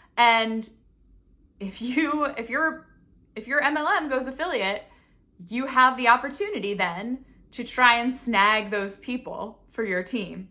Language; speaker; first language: English; native; English